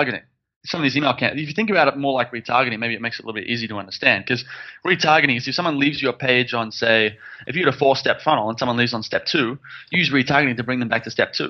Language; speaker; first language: English; native; English